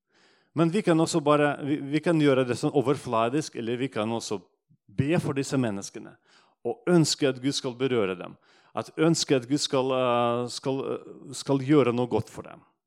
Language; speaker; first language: Norwegian; non-native, fluent; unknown